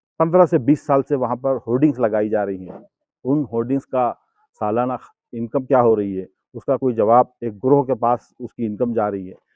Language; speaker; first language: Hindi; non-native, local second language; Urdu